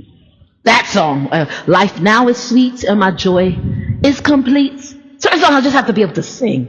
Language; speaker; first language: English; native; English